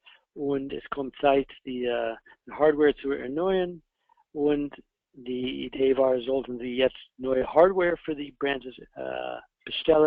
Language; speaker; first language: German; non-native, fluent; English